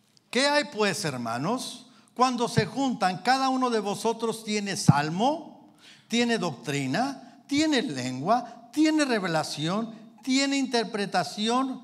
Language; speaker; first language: Spanish; early bilingual, heritage; Spanish